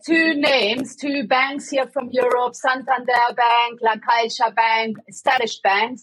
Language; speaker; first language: English; non-native, fluent; German